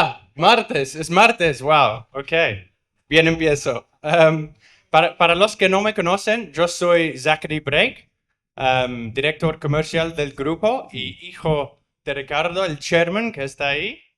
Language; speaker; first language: Spanish; non-native, fluent; English